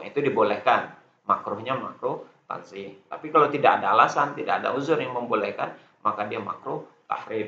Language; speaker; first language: Indonesian; native; Indonesian